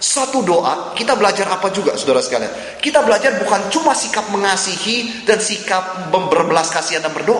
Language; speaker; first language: Indonesian; native; Indonesian